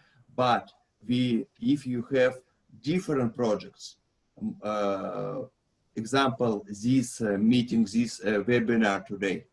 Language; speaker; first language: English; non-native, learner; Russian